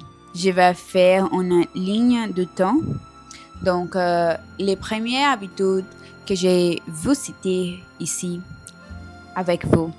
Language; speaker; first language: French; non-native, learner; Portuguese